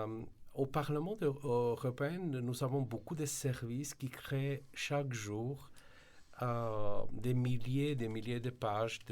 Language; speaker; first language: French; non-native, fluent; Slovenian